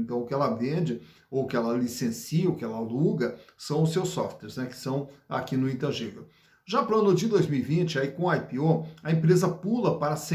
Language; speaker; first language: Portuguese; native; Portuguese